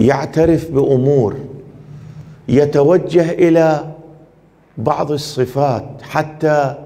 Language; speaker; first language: Arabic; non-native, fluent; Persian